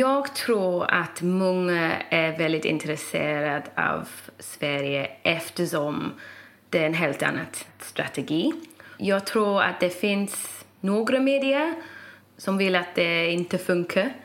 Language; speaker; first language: Swedish; non-native, fluent; English